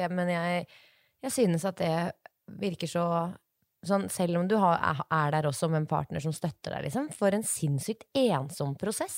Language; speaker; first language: Norwegian; native; Norwegian